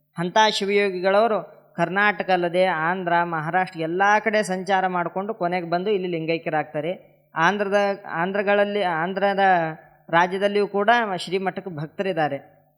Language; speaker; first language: Kannada; native; Kannada